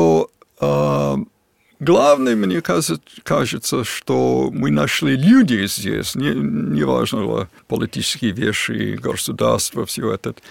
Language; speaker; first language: Russian; non-native, fluent; English